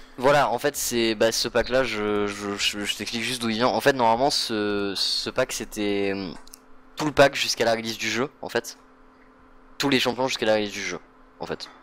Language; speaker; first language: French; native; French